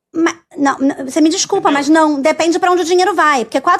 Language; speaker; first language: Portuguese; native; Portuguese